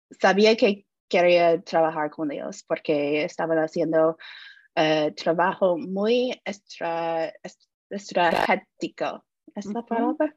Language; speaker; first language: Spanish; non-native, fluent; English